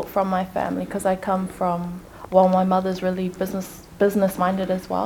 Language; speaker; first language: English; native; English